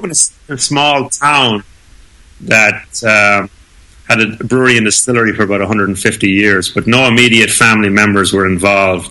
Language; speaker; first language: English; native; English